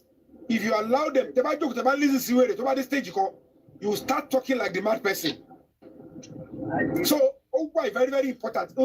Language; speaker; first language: English; non-native, local second language; Yoruba